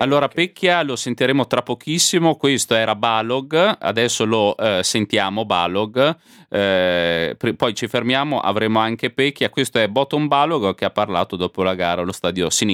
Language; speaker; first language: Italian; native; Italian